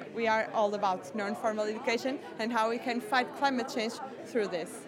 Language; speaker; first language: English; non-native, fluent; Portuguese